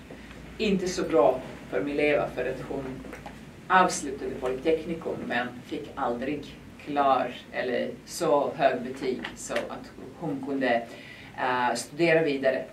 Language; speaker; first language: Swedish; non-native, fluent; Serbian